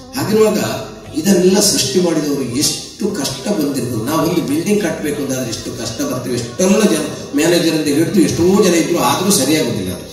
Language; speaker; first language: Kannada; non-native, local second language; Tulu